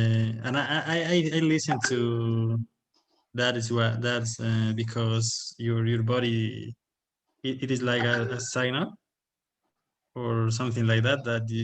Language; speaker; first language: English; non-native, learner; Spanish